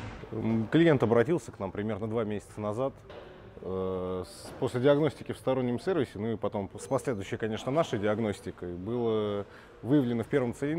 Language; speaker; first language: Russian; native; Russian